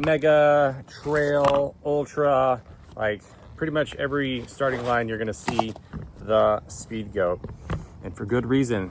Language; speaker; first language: English; native; English